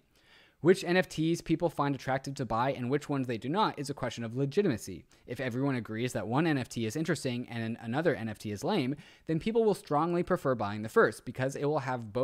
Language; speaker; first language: English; native; English